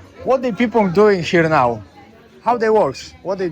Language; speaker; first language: English; non-native, learner; Polish